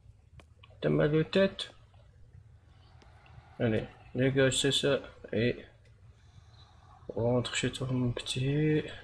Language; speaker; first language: French; non-native, learner; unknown